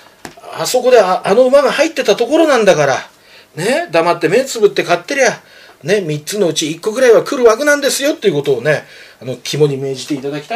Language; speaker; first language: Japanese; native; Japanese